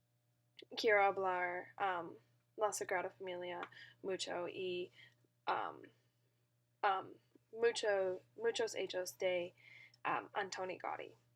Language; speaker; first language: Spanish; non-native, learner; English